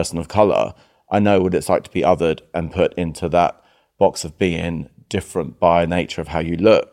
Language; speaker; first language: English; native; English